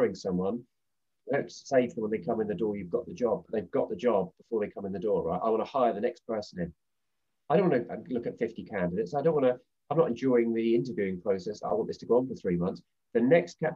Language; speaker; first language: English; native; English